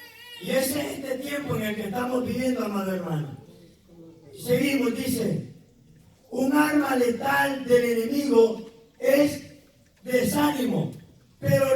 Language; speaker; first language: Spanish; native; Spanish